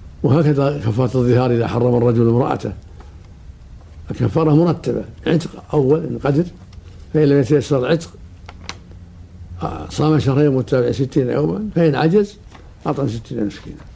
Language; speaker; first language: Arabic; native; Arabic